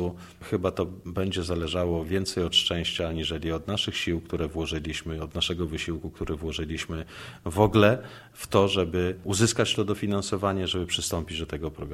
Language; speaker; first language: Polish; native; Polish